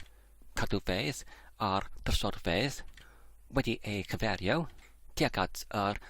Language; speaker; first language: Welsh; non-native, learner; English